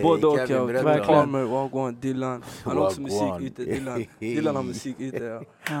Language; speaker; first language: Swedish; early bilingual, other home language; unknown